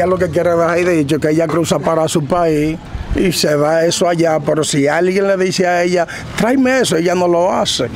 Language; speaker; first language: Spanish; native; Spanish